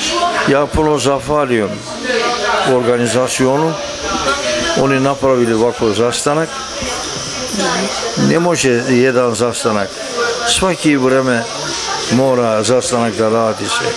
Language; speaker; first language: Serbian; early bilingual, heritage; Turkish